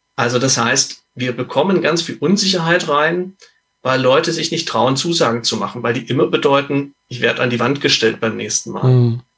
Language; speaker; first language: German; native; German